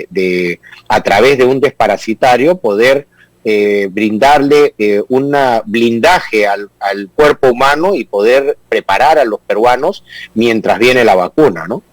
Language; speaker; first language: Spanish; native; Spanish